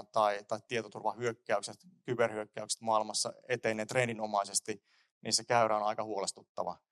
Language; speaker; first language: Finnish; native; Finnish